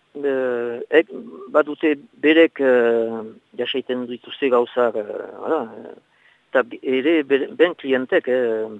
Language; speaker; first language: Basque; native; Basque